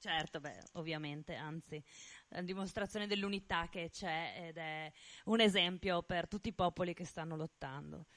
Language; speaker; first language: Italian; native; Italian